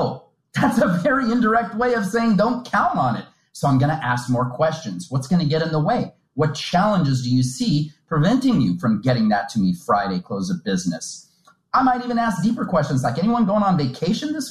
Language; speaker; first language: English; native; English